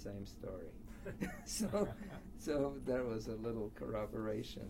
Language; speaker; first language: English; early bilingual, other home language; Polish